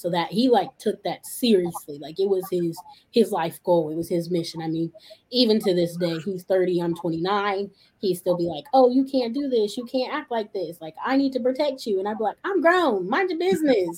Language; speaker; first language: English; native; English